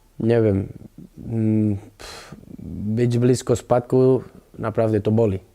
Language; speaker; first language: Polish; non-native, learner; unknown